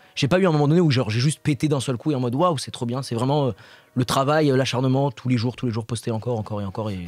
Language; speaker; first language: French; native; French